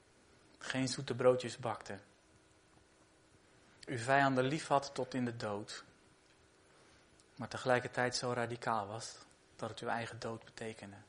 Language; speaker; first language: Dutch; native; Dutch